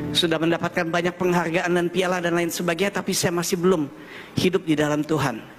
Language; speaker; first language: Indonesian; early bilingual, heritage; German